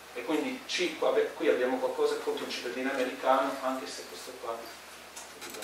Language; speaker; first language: Italian; non-native, fluent; English